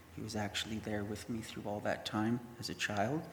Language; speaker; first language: English; native; English